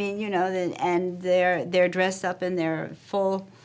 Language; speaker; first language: English; native; English